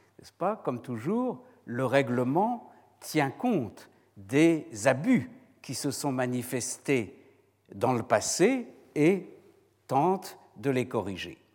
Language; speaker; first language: French; native; French